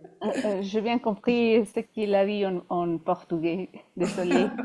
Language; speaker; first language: French; non-native, fluent; Spanish